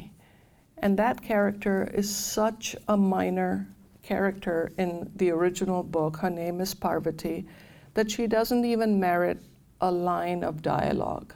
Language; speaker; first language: English; non-native, local second language; Gujarati